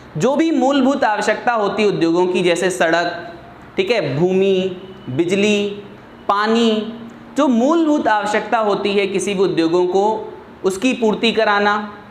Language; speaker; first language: Hindi; native; Hindi